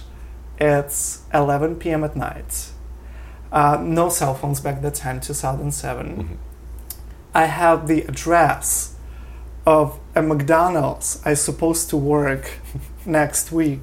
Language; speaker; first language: English; non-native, fluent; Russian